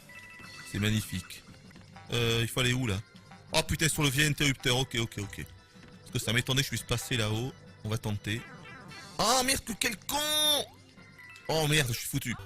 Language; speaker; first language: French; native; French